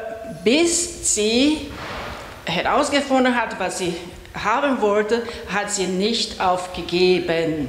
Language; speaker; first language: German; non-native, fluent; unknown